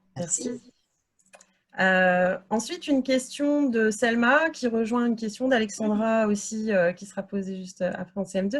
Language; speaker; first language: French; native; French